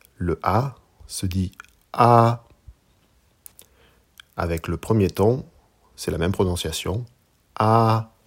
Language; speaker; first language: French; native; French